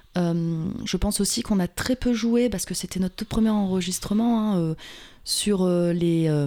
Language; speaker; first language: French; native; French